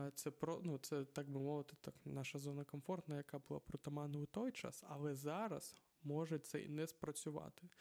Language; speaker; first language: Ukrainian; non-native, local second language; Russian